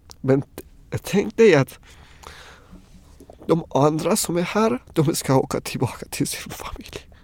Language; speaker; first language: Swedish; non-native, fluent; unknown